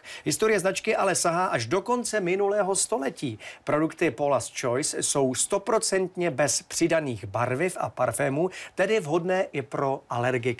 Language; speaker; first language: Czech; native; Czech